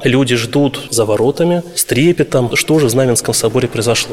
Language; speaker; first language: Russian; native; Russian